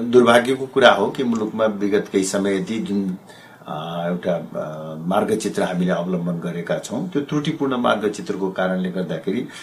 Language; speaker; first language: Nepali; native; Nepali